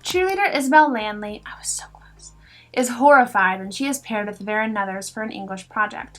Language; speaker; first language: English; native; English